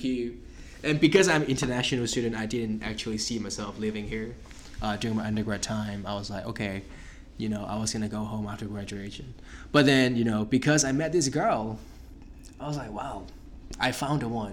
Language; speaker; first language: English; non-native, local second language; Cantonese